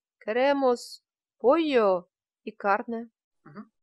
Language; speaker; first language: Spanish; non-native, fluent; Russian